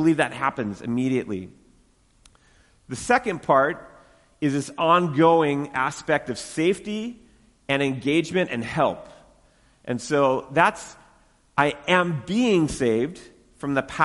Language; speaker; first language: English; native; English